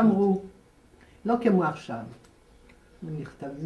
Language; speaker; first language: Hebrew; non-native, fluent; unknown